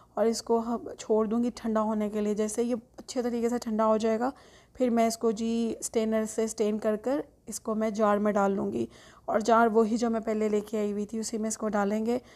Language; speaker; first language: Urdu; native; Urdu